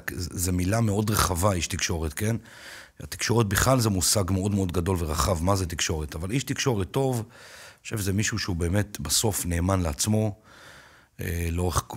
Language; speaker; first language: Hebrew; native; Hebrew